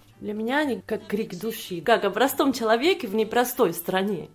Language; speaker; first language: Russian; non-native, fluent; Catalan